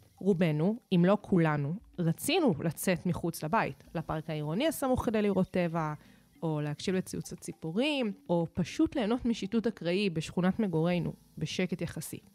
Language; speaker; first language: Hebrew; native; Hebrew